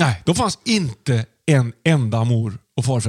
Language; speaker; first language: Swedish; native; Swedish